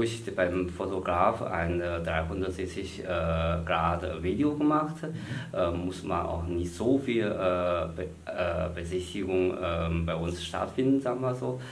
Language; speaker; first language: German; non-native, fluent; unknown